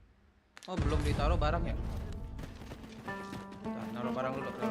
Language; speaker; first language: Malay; non-native, local second language; Sundanese